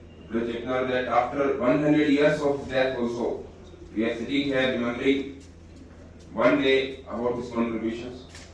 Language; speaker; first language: English; non-native, local second language; Hindi